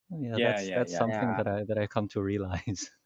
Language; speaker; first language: English; non-native, fluent; Indonesian